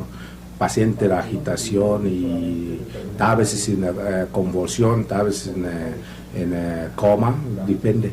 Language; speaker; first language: Spanish; non-native, learner; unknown